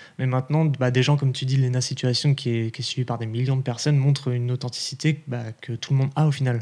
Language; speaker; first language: French; native; French